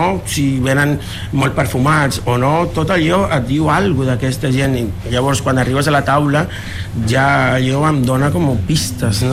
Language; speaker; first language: Catalan; non-native, fluent; Spanish